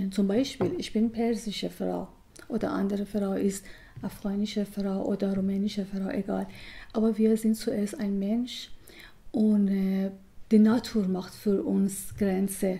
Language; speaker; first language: German; non-native, learner; Persian